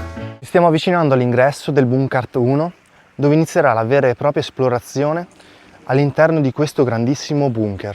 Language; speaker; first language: Italian; native; Italian